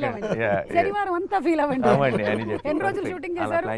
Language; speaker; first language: Telugu; native; Telugu